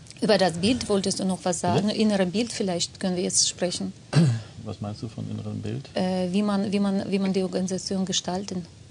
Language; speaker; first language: German; non-native, fluent; Russian